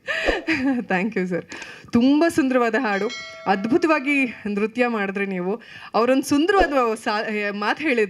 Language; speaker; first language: Kannada; native; Kannada